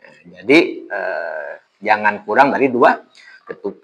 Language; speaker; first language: Indonesian; native; Indonesian